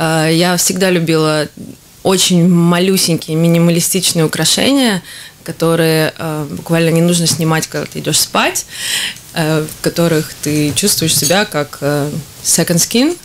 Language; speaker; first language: Russian; native; Russian